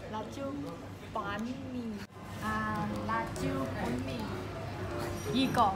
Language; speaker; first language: Cantonese; non-native, learner; Chinese